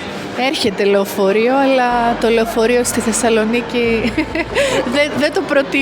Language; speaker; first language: Greek; native; Greek